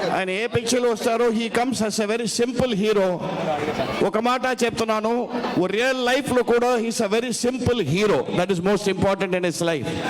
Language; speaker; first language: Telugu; non-native, learner; Punjabi